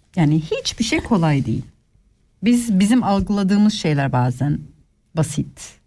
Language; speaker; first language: Turkish; early bilingual, other home language; Swiss German